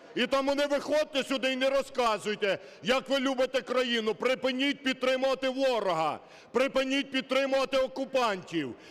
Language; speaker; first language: Ukrainian; native; Ukrainian